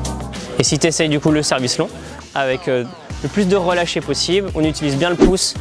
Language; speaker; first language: French; native; French